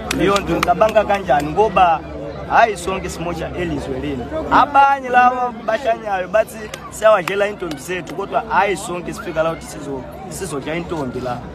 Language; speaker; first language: Zulu; non-native, fluent; Nyanja